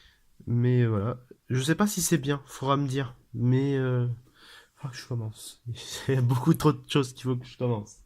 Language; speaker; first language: French; native; French